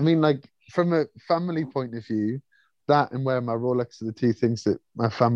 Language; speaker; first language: English; native; English